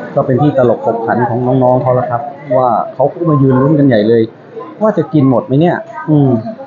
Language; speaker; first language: Thai; native; Thai